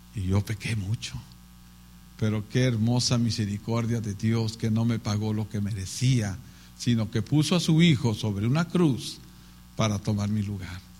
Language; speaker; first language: Spanish; native; Spanish